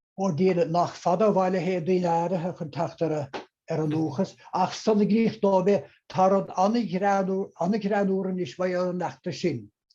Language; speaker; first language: Irish; native; Irish